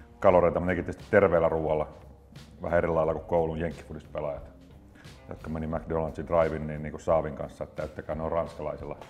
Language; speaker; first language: Finnish; native; Finnish